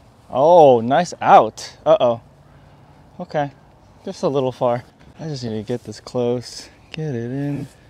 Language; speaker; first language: English; early bilingual, other home language; Korean